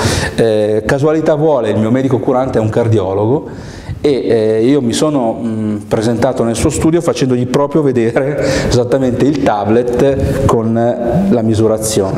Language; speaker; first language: Italian; native; Italian